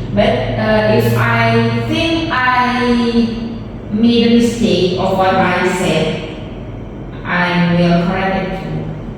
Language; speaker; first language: English; non-native, learner; Indonesian